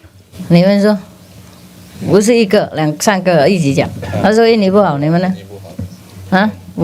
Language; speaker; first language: Chinese; non-native, fluent; Vietnamese